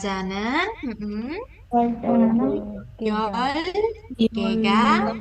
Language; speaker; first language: Korean; non-native, fluent; Indonesian